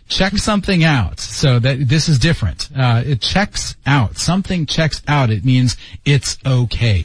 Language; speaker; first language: English; native; English